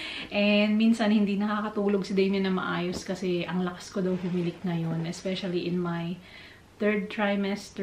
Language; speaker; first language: Filipino; native; Filipino